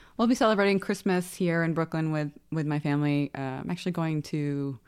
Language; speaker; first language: English; native; English